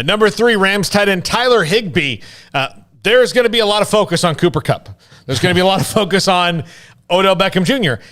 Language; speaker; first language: English; native; English